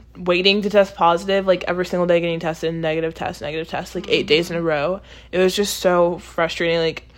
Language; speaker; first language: English; native; English